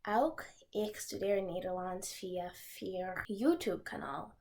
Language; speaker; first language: Dutch; non-native, learner; English